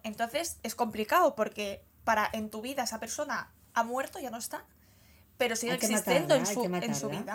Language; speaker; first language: Spanish; native; Spanish